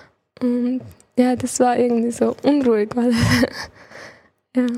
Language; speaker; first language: German; early bilingual, other home language; Chechen